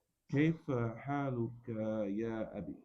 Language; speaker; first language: Arabic; non-native, learner; English